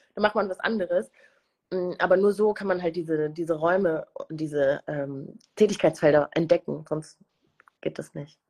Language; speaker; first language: German; early bilingual, other home language; Kinyarwanda